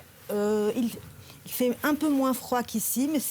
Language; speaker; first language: French; non-native, local second language; Arabic